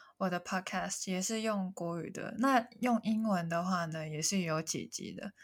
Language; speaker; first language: Chinese; non-native, local second language; Cantonese